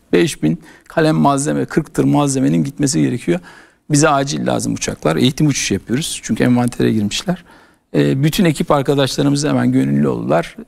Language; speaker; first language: Turkish; native; Turkish